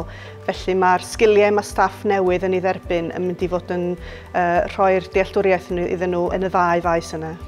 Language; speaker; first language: Welsh; native; Welsh